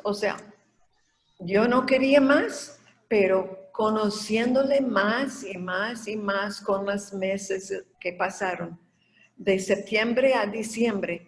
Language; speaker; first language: Spanish; non-native, fluent; English